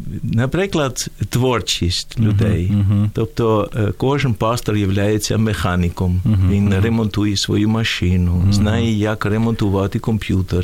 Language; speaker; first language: Ukrainian; non-native, fluent; Dutch